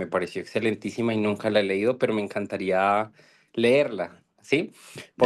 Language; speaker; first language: Spanish; native; Spanish